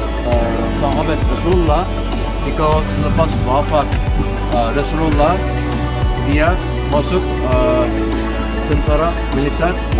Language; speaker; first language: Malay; non-native, learner; Turkish